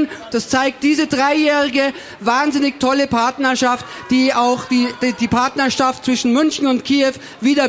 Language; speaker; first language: German; native; German